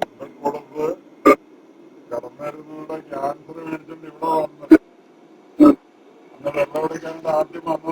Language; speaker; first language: Malayalam; native; Malayalam